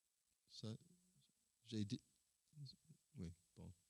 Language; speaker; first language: French; non-native, learner; English